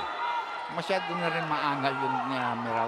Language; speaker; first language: Filipino; native; Filipino